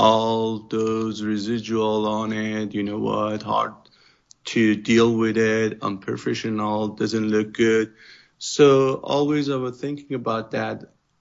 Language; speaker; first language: English; non-native, fluent; Persian